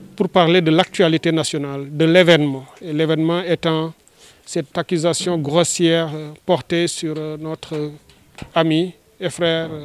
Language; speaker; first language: French; non-native, local second language; Wolof